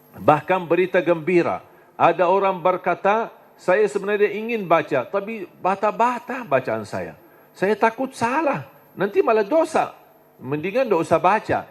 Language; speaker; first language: Indonesian; non-native, fluent; Arabic